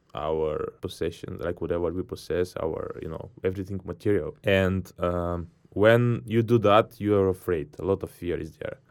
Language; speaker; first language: English; non-native, fluent; Bulgarian